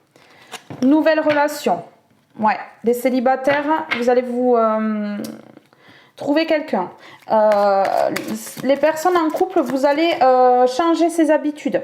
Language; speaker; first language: French; native; French